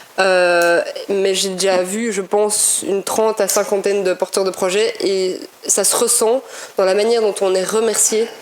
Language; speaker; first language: French; native; French